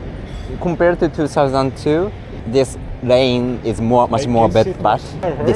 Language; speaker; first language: English; non-native, learner; Japanese